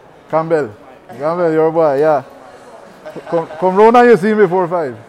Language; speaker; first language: English; non-native, fluent; Spanish